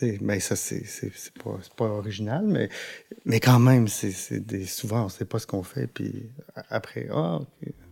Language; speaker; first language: French; non-native, local second language; English